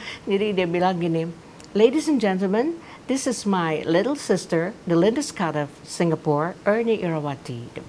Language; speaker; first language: English; non-native, fluent; Indonesian